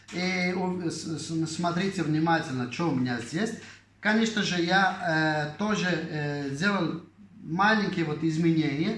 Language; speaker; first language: Russian; non-native, fluent; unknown